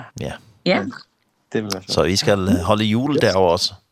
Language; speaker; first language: Danish; non-native, learner; Faroese